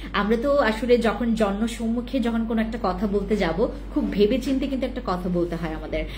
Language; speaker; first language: Bangla; native; Bangla